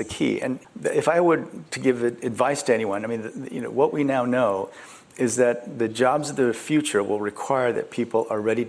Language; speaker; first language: English; early bilingual, other home language; Korean